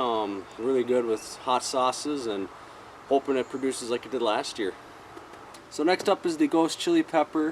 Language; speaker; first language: English; native; English